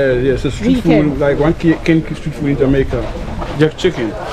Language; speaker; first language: English; native; English